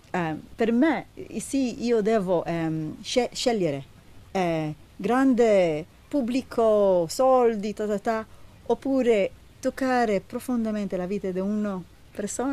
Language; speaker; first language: Italian; non-native, learner; Hebrew